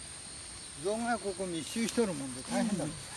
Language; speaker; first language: Japanese; native; Japanese